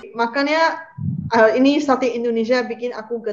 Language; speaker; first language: Indonesian; non-native, fluent; Malay